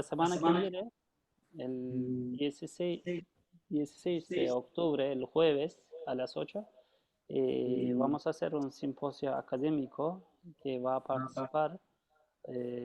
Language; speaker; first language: Spanish; non-native, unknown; Turkish